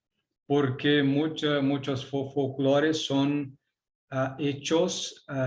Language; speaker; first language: Spanish; non-native, learner; Portuguese